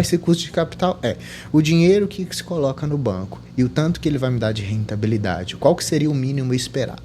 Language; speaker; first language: Portuguese; native; Portuguese